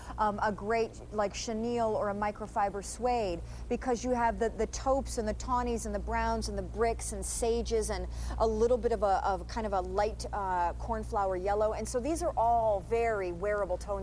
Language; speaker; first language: English; native; English